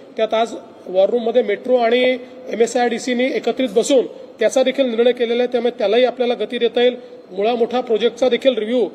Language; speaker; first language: Marathi; native; Marathi